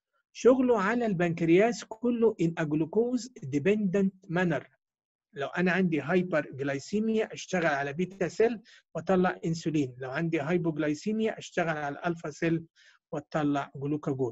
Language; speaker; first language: Arabic; native; Arabic